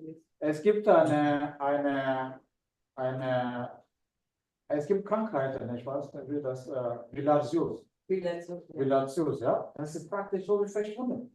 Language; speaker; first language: German; non-native, fluent; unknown